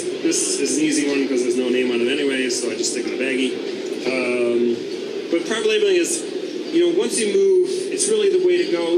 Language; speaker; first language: English; native; English